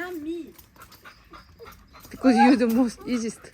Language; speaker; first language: English; non-native, learner; Korean